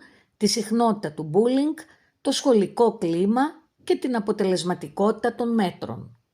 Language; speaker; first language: Greek; native; Greek